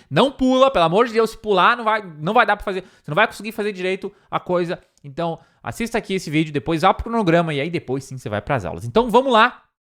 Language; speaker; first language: Portuguese; native; Portuguese